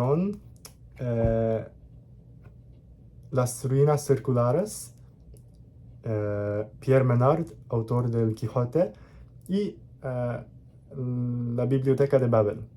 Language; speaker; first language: Spanish; non-native, learner; English